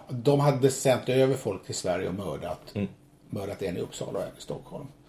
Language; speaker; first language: Swedish; native; Swedish